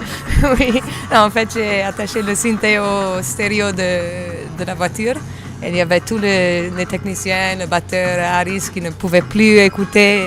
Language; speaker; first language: French; non-native, fluent; Italian